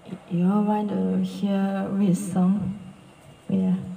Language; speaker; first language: English; non-native, local second language; Chinese